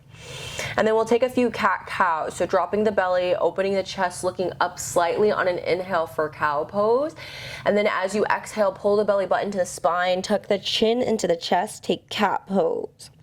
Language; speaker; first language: English; native; English